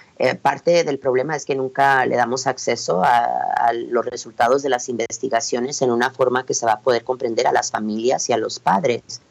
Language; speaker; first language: Spanish; early bilingual, heritage; Spanish